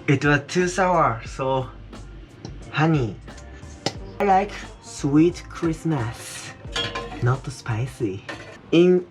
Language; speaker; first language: English; non-native, learner; Japanese